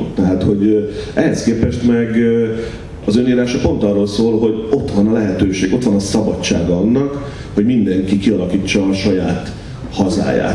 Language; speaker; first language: Hungarian; native; Hungarian